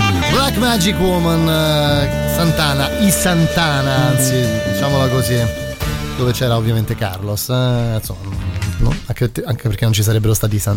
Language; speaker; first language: Italian; native; Italian